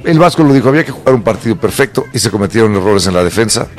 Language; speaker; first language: Spanish; native; Spanish